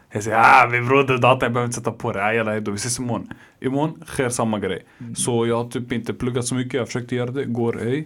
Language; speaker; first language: Swedish; early bilingual, other home language; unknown